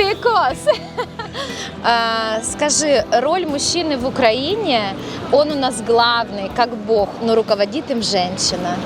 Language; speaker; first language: Russian; non-native, local second language; Ukrainian